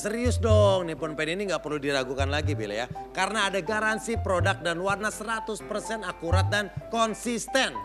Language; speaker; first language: Indonesian; native; Indonesian